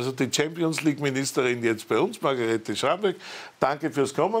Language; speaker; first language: German; native; German